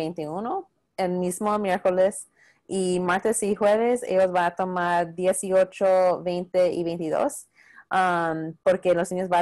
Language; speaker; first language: Spanish; non-native, local second language; English